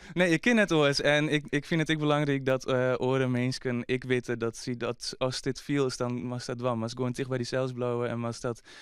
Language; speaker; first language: Dutch; non-native, local second language; Western Frisian